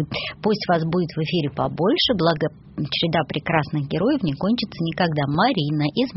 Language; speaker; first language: Russian; native; Russian